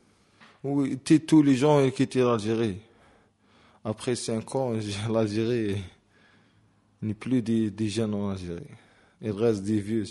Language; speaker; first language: French; non-native, learner; Arabic